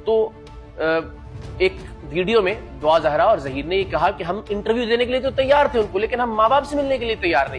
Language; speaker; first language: Urdu; native; Urdu